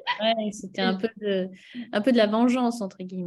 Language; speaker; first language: French; native; French